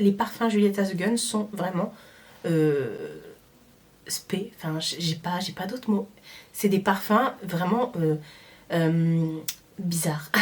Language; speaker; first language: French; native; French